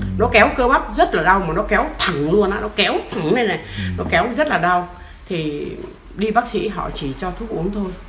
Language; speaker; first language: Vietnamese; non-native, local second language; Tày